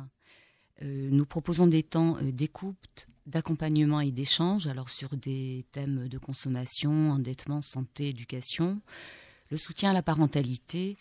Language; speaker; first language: French; native; French